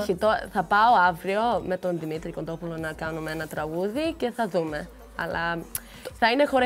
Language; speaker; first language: Greek; early bilingual, heritage; Greek